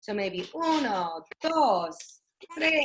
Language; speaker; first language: Spanish; non-native, learner; English